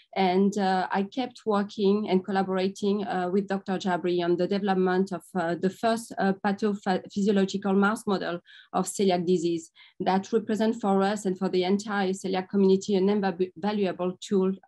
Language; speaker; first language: English; non-native, fluent; French